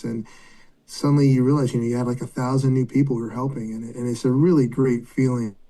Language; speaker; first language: English; native; English